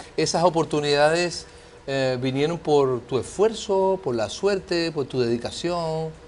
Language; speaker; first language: Spanish; native; Spanish